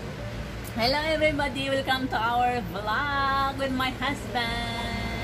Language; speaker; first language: English; non-native, learner; Filipino